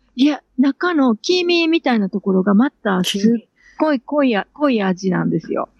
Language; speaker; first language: Japanese; native; Japanese